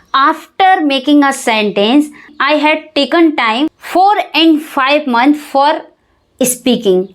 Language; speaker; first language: English; non-native, learner; Hindi